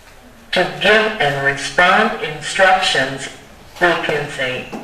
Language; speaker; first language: English; non-native, learner; Indonesian